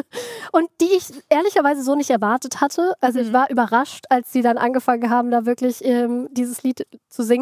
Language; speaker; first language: German; native; German